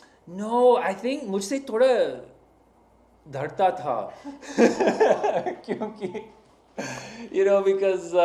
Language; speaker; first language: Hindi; non-native, fluent; English